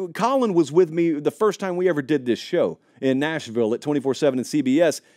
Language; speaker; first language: English; native; English